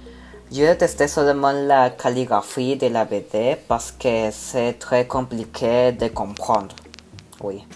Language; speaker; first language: French; non-native, learner; Spanish